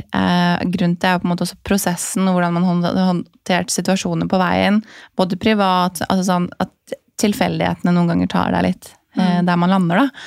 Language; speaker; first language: Norwegian; native; Norwegian